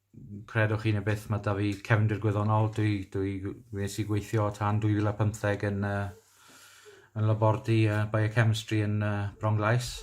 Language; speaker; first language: Welsh; native; Welsh